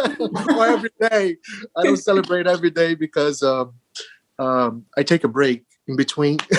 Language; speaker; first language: English; early bilingual, other home language; Portuguese